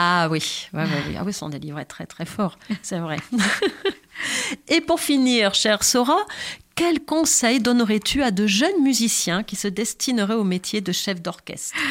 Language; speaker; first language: French; native; French